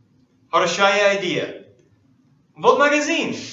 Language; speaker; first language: Russian; non-native, learner; English